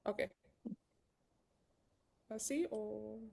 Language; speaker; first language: Spanish; early bilingual, heritage; Spanish